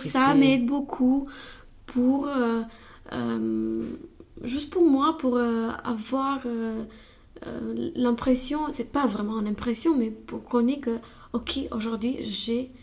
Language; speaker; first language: French; non-native, learner; Romanian